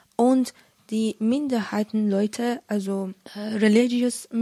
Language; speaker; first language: German; non-native, learner; Persian